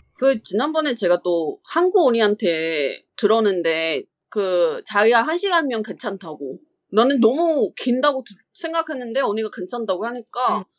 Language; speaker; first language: Korean; non-native, learner; Chinese